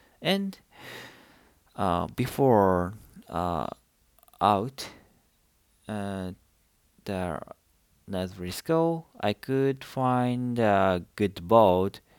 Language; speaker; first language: English; non-native, learner; Japanese